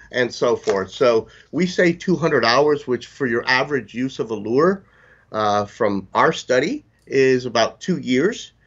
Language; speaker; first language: English; native; English